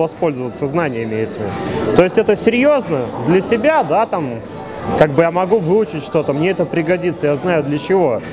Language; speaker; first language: Russian; native; Russian